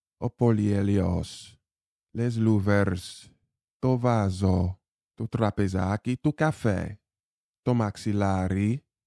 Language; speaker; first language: Greek; non-native, learner; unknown